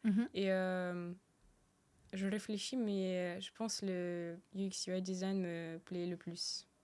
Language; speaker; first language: French; early bilingual, other home language; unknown